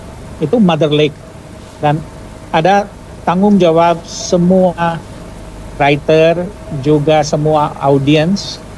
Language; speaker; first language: Indonesian; non-native, fluent; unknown